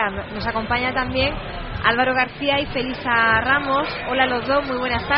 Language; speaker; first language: Spanish; native; Spanish